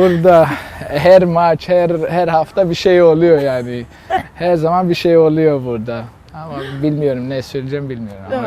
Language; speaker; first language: Turkish; non-native, learner; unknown